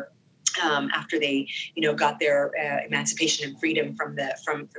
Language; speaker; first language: English; non-native, fluent; Arabic